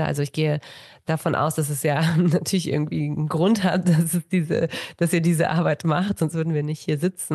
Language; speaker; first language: German; native; German